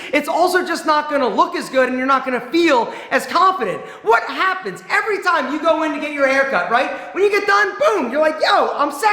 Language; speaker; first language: English; native; English